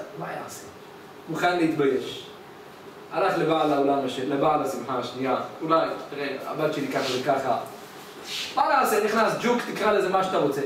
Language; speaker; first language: Hebrew; native; Hebrew